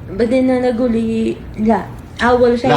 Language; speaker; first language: Arabic; non-native, learner; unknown